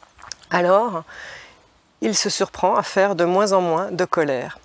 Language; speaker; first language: French; native; French